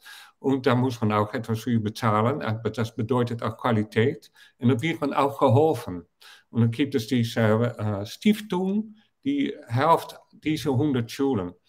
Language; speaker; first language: German; non-native, fluent; Dutch